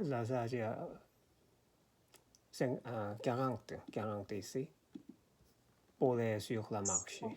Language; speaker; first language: French; non-native, learner; Korean